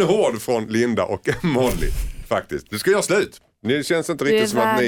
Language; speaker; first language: Swedish; native; Swedish